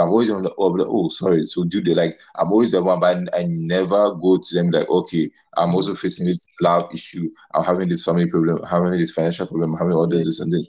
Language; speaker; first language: English; non-native, local second language; Akan